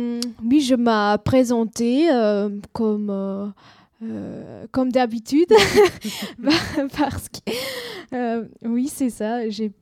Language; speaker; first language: French; non-native, learner; German